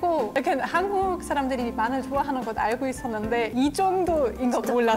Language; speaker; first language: Korean; non-native, fluent; German